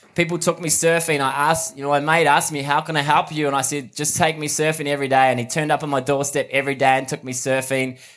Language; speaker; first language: English; native; English